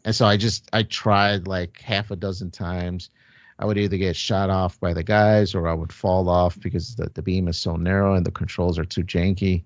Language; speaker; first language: English; native; English